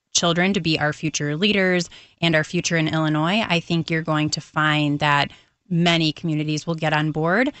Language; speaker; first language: English; native; English